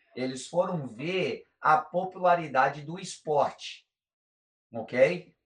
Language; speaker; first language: Portuguese; native; Portuguese